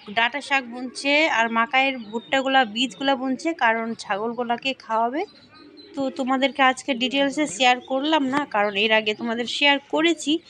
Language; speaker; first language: Bangla; native; Bangla